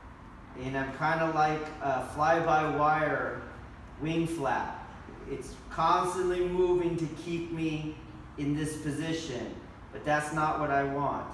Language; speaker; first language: English; native; English